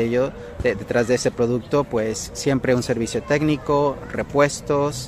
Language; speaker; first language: Spanish; native; Spanish